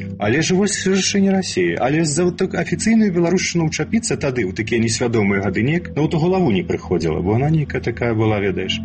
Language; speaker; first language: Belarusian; non-native, local second language; Russian